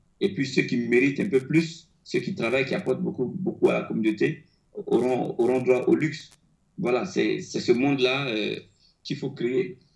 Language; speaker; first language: French; non-native, local second language; Akan